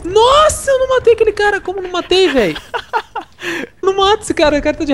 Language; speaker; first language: Portuguese; native; Portuguese